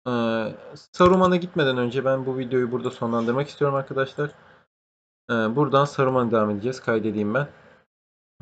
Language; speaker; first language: Turkish; native; Turkish